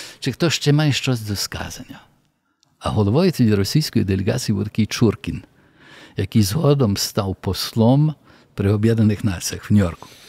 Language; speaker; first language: Ukrainian; early bilingual, heritage; Ukrainian